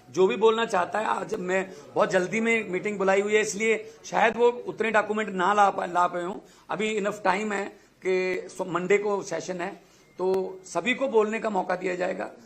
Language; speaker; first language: Hindi; non-native, local second language; Punjabi